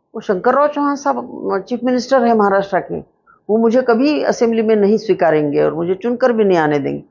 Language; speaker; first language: Hindi; non-native, local second language; Marathi